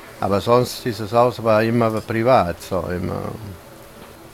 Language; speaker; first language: German; non-native, fluent; Italian